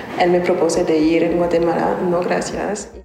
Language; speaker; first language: Spanish; non-native, learner; French